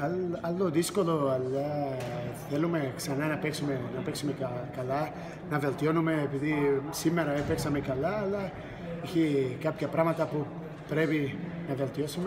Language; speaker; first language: Greek; non-native, fluent; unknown